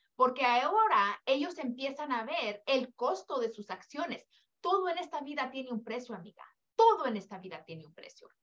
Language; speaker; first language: Spanish; early bilingual, heritage; Spanish